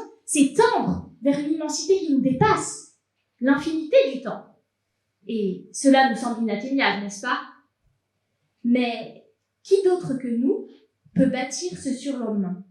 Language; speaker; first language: French; native; French